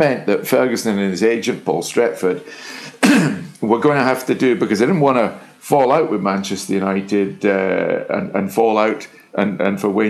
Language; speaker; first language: English; native; English